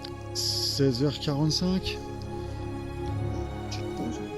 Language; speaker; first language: French; native; French